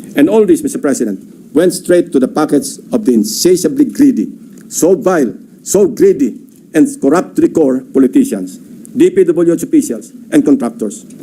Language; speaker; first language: English; non-native, local second language; Filipino